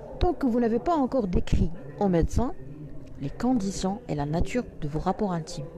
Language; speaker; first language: French; non-native, local second language; Arabic